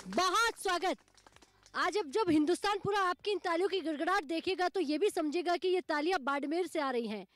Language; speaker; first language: Hindi; native; Hindi